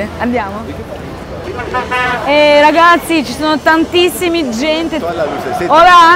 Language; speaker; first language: Italian; non-native, fluent; Russian